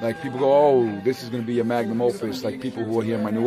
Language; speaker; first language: English; native; English